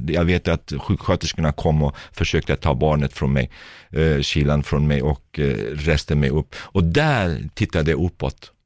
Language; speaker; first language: Swedish; non-native, fluent; Turkish